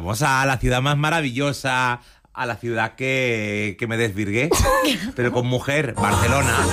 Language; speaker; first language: Spanish; native; Spanish